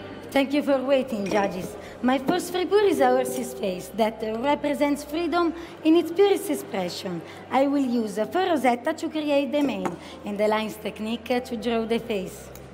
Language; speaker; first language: English; non-native, learner; Italian